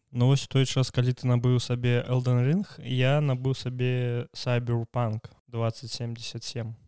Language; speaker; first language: Belarusian; non-native, local second language; Russian